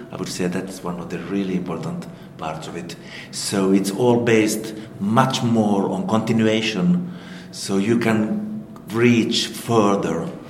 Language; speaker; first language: English; non-native, fluent; Finnish